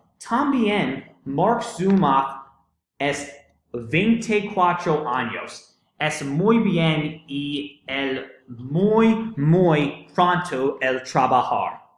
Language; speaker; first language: Spanish; non-native, learner; English